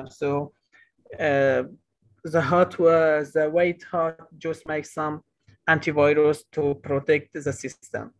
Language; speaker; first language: English; non-native, learner; Kurdish